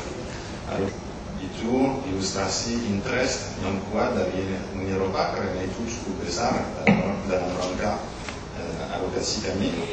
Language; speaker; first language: Indonesian; non-native, learner; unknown